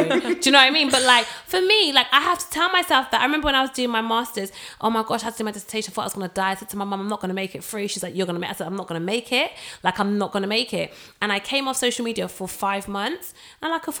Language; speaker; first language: English; native; English